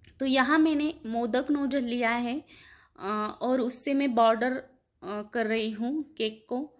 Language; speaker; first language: Hindi; non-native, local second language; Marathi